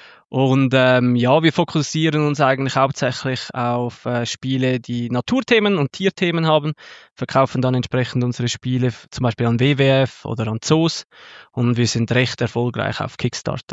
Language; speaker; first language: German; native; German